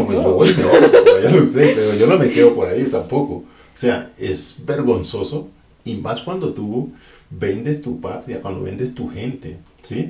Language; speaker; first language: Spanish; native; Spanish